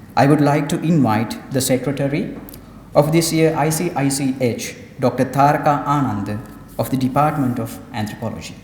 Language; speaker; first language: English; non-native, local second language; Sinhala